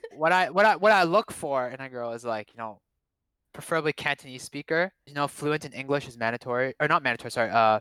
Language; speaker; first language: English; non-native, fluent; Cantonese